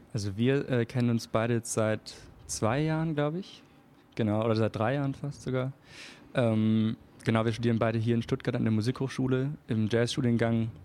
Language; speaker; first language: German; native; German